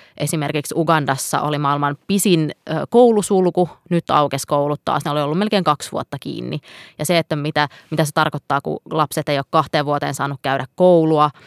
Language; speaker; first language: Finnish; non-native, local second language; Swedish